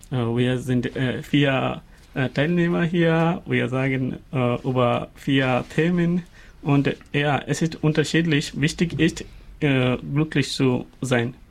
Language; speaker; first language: German; non-native, learner; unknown